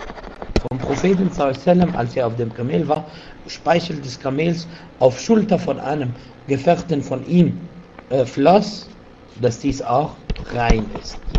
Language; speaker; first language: German; non-native, fluent; Arabic